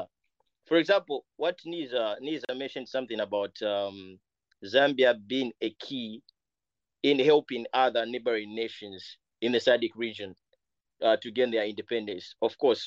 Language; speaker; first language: English; non-native, local second language; Bemba